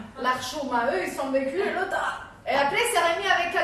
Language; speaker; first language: French; native; French